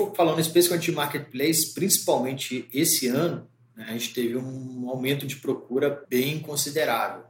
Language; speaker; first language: Portuguese; native; Portuguese